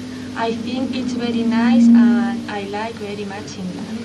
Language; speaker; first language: English; non-native, learner; Spanish